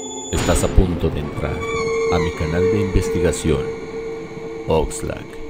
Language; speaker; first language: Spanish; native; Spanish